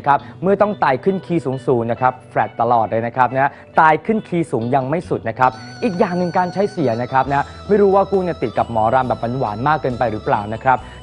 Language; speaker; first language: Thai; native; Thai